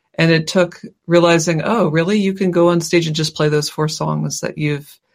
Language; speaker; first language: English; native; English